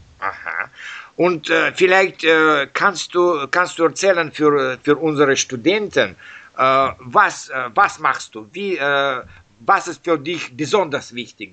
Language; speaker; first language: German; non-native, learner; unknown